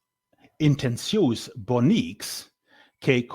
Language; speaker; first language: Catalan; non-native, learner; English